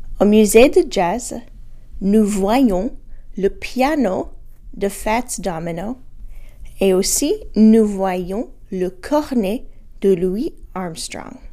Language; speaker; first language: French; non-native, fluent; English